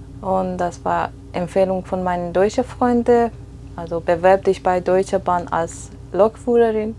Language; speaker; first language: German; non-native, fluent; Persian